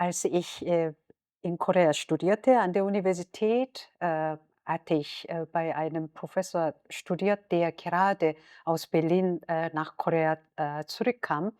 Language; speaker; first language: German; non-native, fluent; Korean